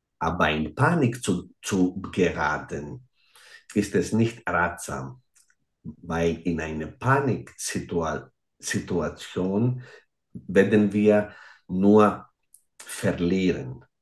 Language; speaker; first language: German; non-native, fluent; Greek